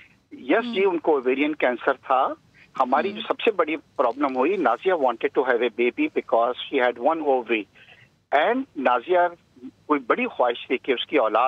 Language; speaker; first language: Urdu; native; Urdu